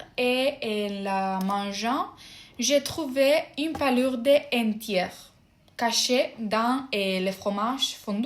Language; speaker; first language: French; non-native, fluent; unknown